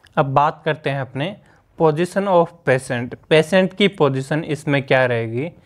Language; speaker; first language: Hindi; native; Hindi